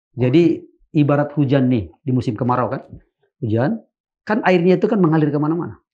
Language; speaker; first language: Indonesian; non-native, local second language; Batak Toba